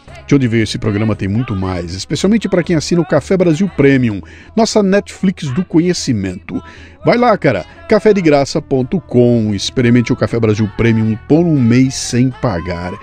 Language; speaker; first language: Portuguese; native; Portuguese